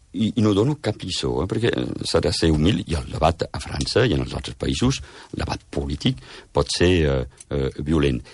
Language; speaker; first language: Catalan; early bilingual, heritage; Catalan